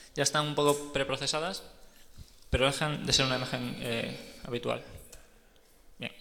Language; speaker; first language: Spanish; native; Spanish